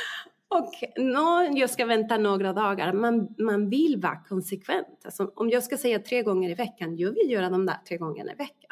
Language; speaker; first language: Swedish; non-native, fluent; Spanish